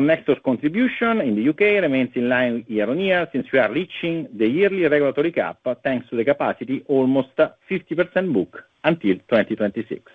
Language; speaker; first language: English; non-native, fluent; Italian